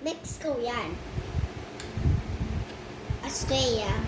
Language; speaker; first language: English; non-native, learner; Filipino